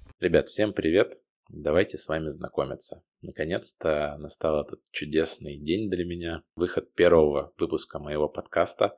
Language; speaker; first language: Russian; native; Russian